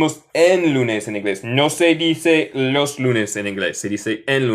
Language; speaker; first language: Spanish; non-native, fluent; English